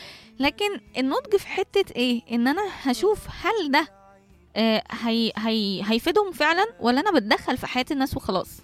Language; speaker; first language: Arabic; native; Arabic